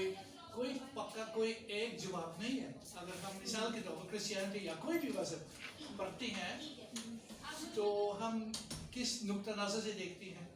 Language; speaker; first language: Hindi; non-native, fluent; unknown